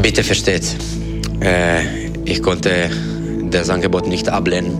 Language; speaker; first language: German; non-native, local second language; Italian